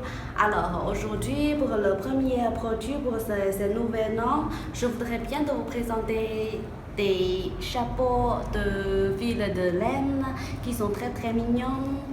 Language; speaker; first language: French; non-native, fluent; Chinese